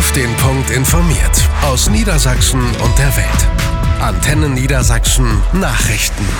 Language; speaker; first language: German; native; German